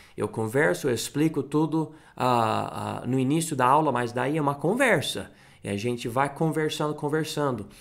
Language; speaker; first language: Portuguese; non-native, fluent; English